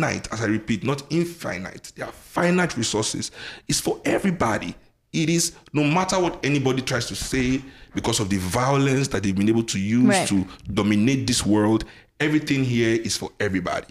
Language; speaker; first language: English; non-native, local second language; Yoruba